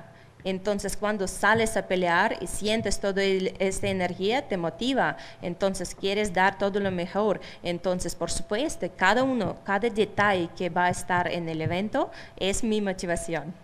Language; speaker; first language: Spanish; non-native, fluent; Russian